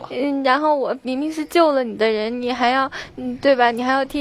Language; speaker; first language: Chinese; native; Chinese